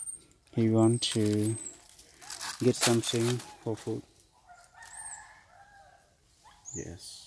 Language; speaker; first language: English; non-native, learner; Khmer